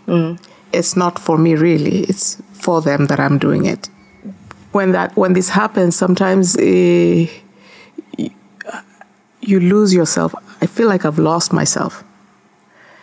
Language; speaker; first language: English; non-native, local second language; Gusii